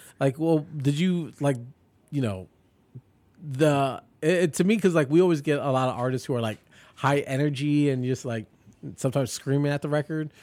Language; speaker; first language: English; native; English